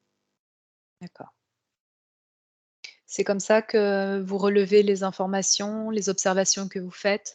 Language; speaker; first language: French; native; French